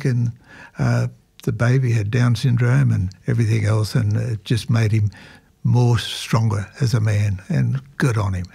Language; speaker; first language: English; native; English